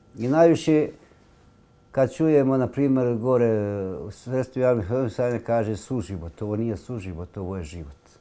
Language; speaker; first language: Serbian; native; Serbian